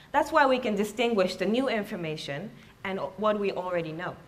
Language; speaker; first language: English; early bilingual, other home language; Japanese